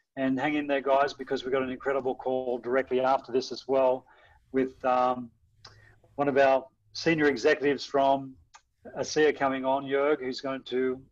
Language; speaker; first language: English; native; English